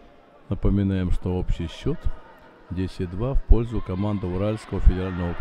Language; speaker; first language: Russian; native; Russian